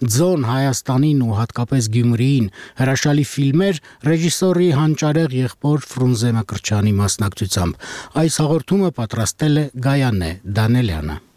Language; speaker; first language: Armenian; native; Armenian